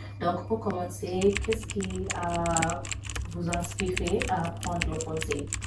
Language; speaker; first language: French; non-native, fluent; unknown